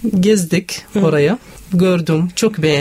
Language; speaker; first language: Turkish; non-native, learner; Arabic